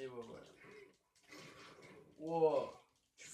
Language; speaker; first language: French; native; French